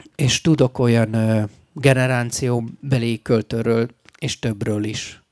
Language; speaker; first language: Hungarian; native; Hungarian